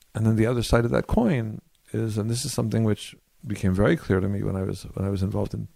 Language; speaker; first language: English; native; English